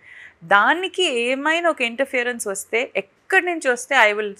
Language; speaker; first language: Telugu; non-native, fluent; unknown